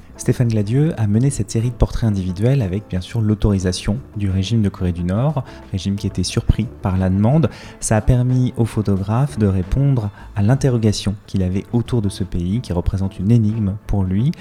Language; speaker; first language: French; native; French